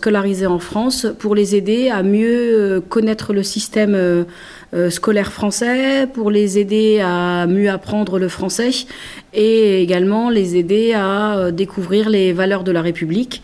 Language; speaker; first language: French; native; French